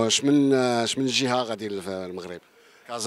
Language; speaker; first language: Arabic; native; Arabic